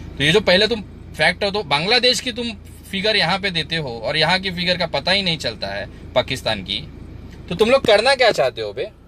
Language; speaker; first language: Hindi; native; Hindi